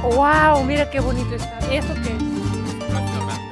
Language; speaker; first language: Spanish; non-native, fluent; Russian